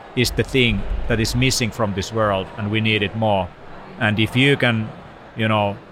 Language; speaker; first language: English; non-native, fluent; Finnish